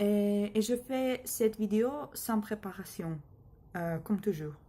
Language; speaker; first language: French; non-native, learner; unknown